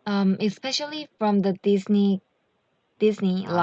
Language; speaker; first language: English; non-native, learner; Korean